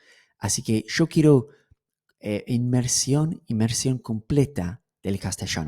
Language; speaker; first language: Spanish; non-native, fluent; English